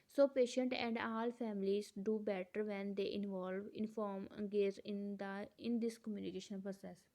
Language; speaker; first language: English; non-native, local second language; Punjabi